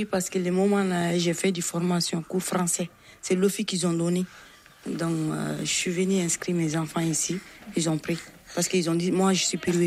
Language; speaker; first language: French; non-native, learner; Bambara